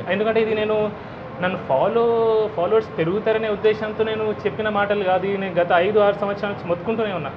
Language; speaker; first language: Telugu; non-native, fluent; Hindi